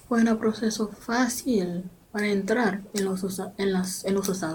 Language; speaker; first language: Spanish; non-native, learner; English